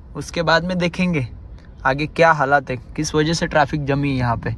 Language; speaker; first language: Hindi; non-native, local second language; Marathi